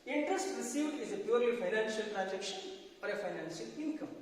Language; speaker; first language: English; non-native, local second language; Kannada